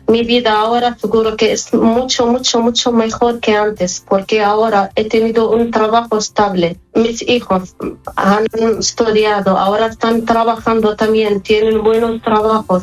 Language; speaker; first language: Spanish; non-native, fluent; Arabic